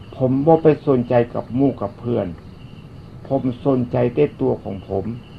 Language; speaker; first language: Thai; native; Thai